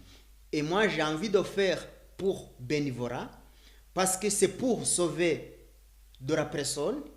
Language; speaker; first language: French; non-native, learner; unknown